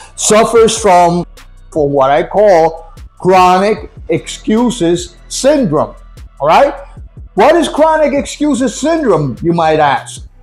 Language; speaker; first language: English; non-native, fluent; Spanish